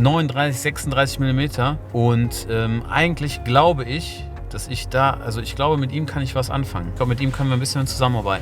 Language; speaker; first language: German; native; German